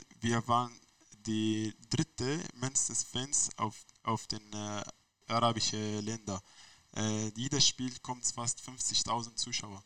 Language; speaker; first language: German; non-native, learner; Arabic